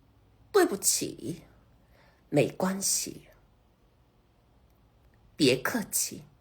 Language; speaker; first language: Chinese; non-native, learner; Korean